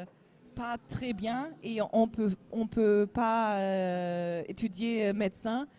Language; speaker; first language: French; non-native, learner; German